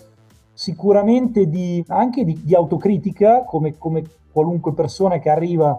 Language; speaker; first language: Italian; native; Italian